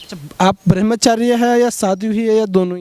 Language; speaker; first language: Hindi; native; Hindi